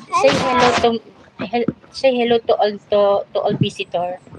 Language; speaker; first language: English; non-native, learner; Filipino